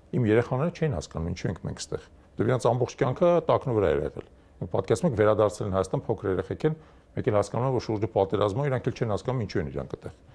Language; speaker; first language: Armenian; native; Armenian